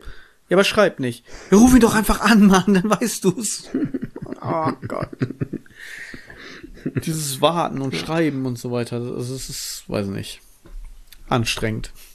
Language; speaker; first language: German; native; German